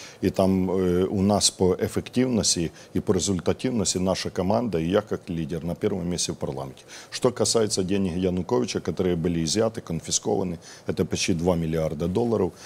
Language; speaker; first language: Russian; non-native, local second language; Ukrainian